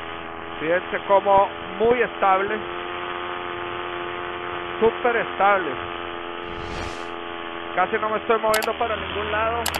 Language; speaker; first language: Spanish; native; Spanish